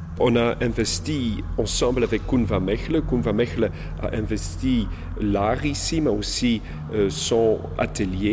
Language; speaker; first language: French; non-native, local second language; Dutch